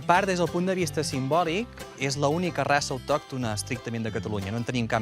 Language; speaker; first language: Catalan; native; Catalan